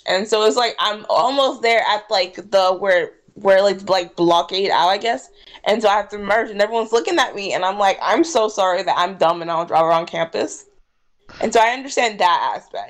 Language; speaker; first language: English; native; English